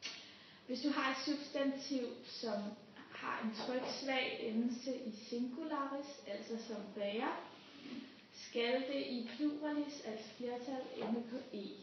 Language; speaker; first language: Danish; native; Danish